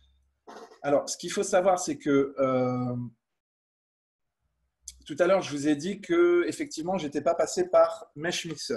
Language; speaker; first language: French; native; French